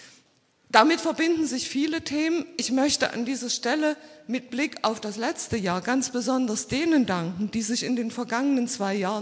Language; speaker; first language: German; native; German